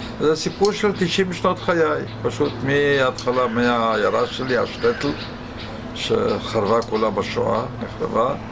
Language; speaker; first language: Hebrew; non-native, fluent; Yiddish